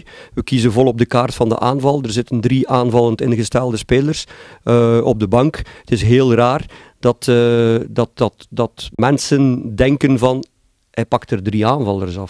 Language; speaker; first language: Dutch; native; Dutch